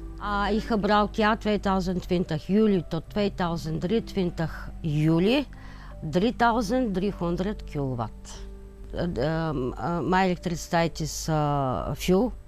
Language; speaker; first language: Dutch; non-native, learner; Bulgarian